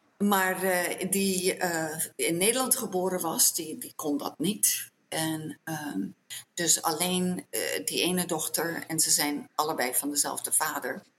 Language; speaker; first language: Dutch; native; Dutch